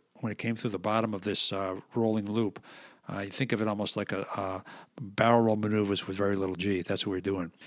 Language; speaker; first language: English; native; English